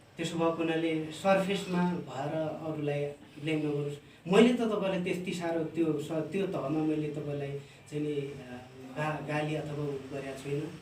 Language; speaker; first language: Nepali; non-native, local second language; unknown